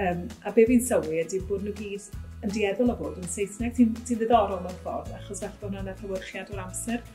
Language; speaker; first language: Welsh; native; Welsh